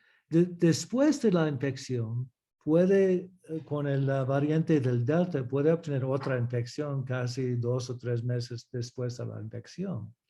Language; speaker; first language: Spanish; early bilingual, heritage; English